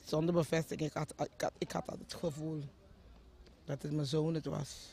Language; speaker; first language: Dutch; non-native, fluent; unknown